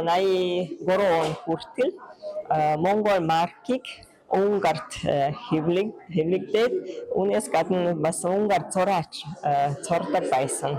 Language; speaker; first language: Mongolian; non-native, fluent; Hungarian